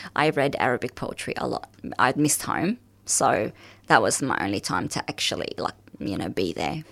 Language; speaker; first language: English; early bilingual, other home language; Arabic